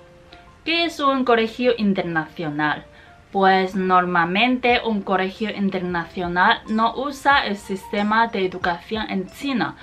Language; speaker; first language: Spanish; non-native, fluent; Chinese